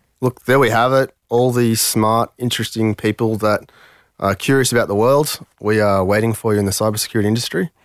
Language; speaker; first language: English; early bilingual, other home language; French